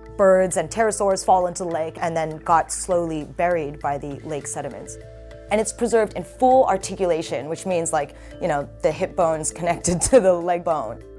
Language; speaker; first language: English; native; English